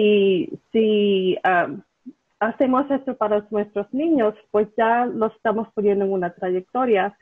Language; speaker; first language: Spanish; early bilingual, heritage; Spanish